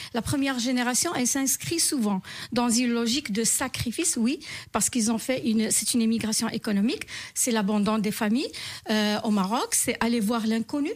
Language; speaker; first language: French; non-native, local second language; Arabic